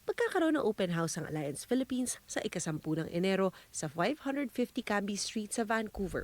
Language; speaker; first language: Filipino; native; Filipino